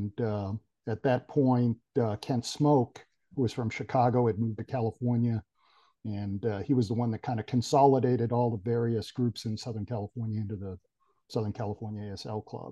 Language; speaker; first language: English; native; English